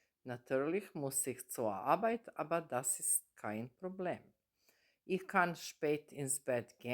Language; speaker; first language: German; non-native, fluent; Serbian